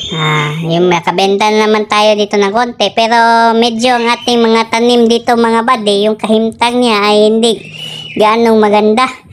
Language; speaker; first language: Filipino; non-native, local second language; Cebuano